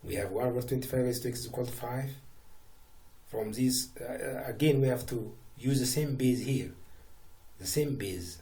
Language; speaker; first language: English; non-native, local second language; Amharic